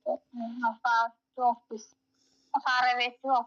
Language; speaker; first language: English; non-native, learner; Malayalam